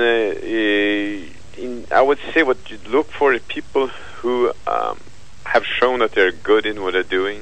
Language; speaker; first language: English; non-native, fluent; Swedish